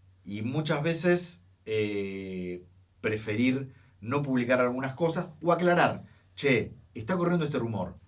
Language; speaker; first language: Spanish; native; Spanish